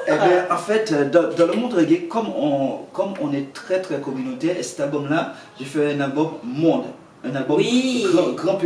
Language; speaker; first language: French; non-native, local second language; Haitian Creole